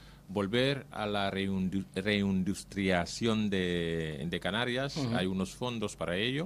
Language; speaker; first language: Spanish; native; Spanish